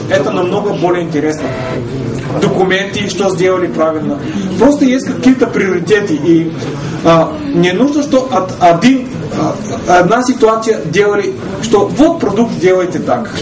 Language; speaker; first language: Russian; non-native, fluent; Bulgarian